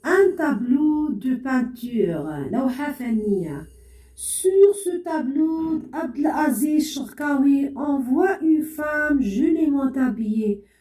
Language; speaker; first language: French; non-native, local second language; Arabic